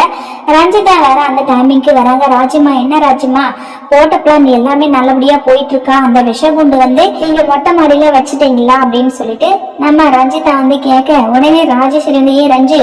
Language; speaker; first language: Tamil; native; Tamil